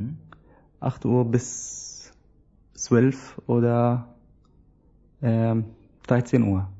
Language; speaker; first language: German; non-native, learner; Arabic